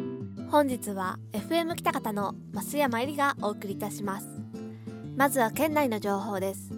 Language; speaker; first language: Japanese; native; Japanese